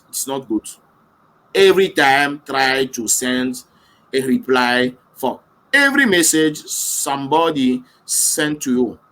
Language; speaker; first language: English; non-native, learner; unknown